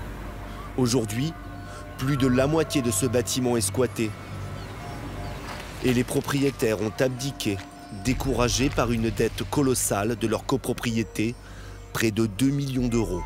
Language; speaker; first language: French; native; French